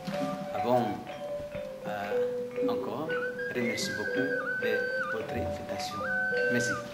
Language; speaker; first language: French; non-native, learner; Indonesian